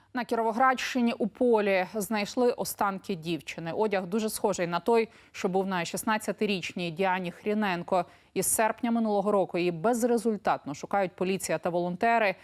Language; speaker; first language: Ukrainian; native; Ukrainian